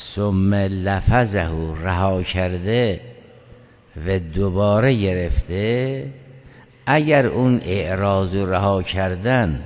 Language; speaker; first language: Persian; native; Persian